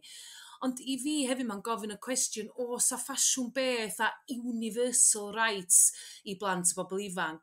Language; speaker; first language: Welsh; native; Welsh